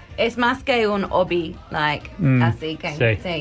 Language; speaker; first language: Spanish; non-native, learner; English